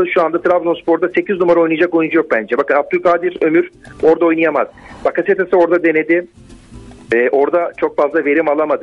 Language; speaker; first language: Turkish; native; Turkish